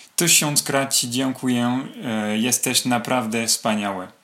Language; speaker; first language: Polish; non-native, learner; French